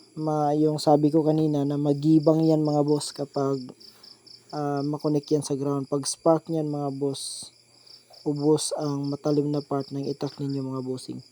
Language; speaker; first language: Filipino; non-native, local second language; Cebuano